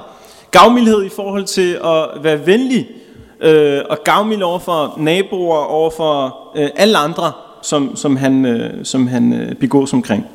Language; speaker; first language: Danish; early bilingual, other home language; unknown